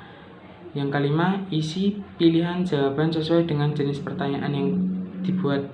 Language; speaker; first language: Indonesian; native; Indonesian